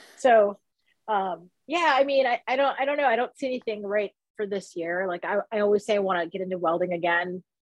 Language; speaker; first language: English; native; English